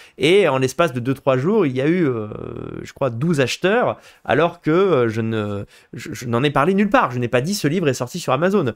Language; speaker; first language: French; native; French